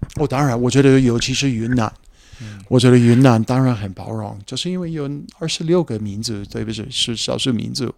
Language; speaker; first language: Chinese; non-native, fluent; English